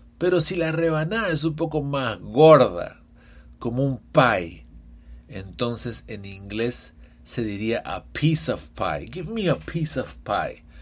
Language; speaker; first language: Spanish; early bilingual, heritage; Spanish